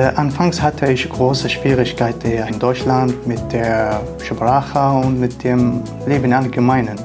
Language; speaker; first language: German; non-native, learner; Arabic